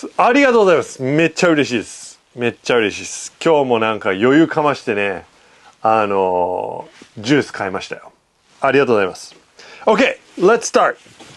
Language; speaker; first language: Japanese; non-native, fluent; English